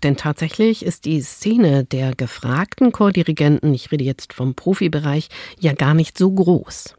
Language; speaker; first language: German; native; German